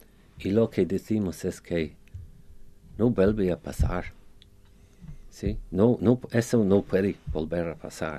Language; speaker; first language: Spanish; non-native, fluent; English